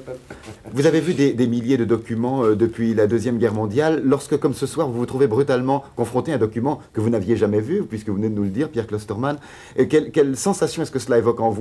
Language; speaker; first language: French; native; French